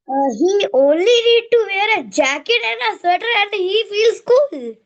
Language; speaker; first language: English; non-native, learner; Hindi